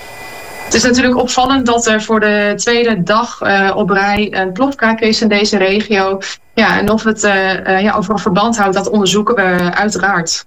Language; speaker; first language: Dutch; native; Dutch